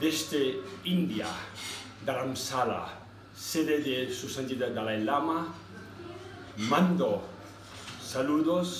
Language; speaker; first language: Spanish; non-native, learner; Tibetan